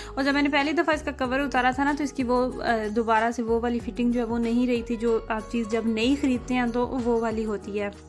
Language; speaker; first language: Urdu; native; Urdu